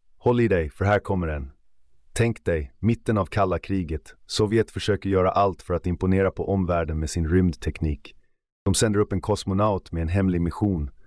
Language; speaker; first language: Swedish; native; Swedish